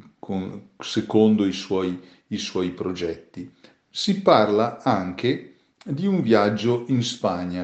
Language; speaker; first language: Italian; native; Italian